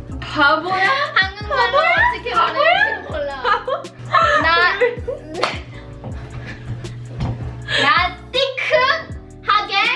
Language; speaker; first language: Korean; early bilingual, heritage; English